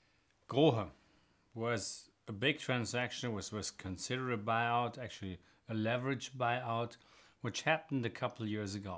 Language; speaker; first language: English; non-native, fluent; German